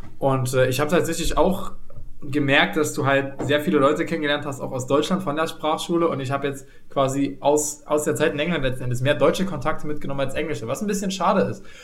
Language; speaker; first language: German; native; German